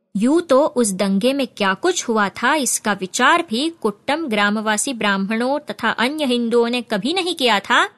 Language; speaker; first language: Hindi; non-native, local second language; Marathi